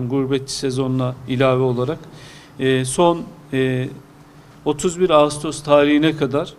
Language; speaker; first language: Turkish; native; Turkish